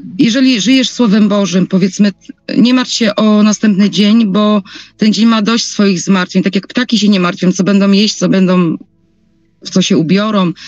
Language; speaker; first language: Polish; native; Polish